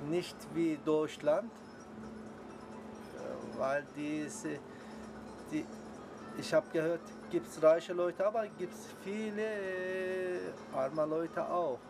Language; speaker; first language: German; non-native, learner; Chinese